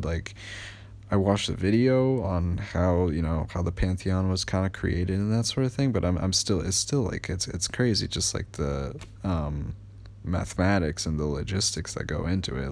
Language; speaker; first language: English; native; English